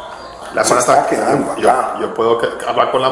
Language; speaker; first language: Spanish; early bilingual, heritage; Spanish